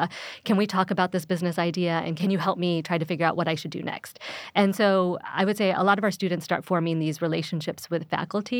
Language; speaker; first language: English; early bilingual, other home language; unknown